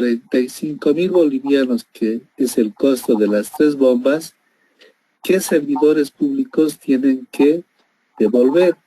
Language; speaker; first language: Spanish; native; Spanish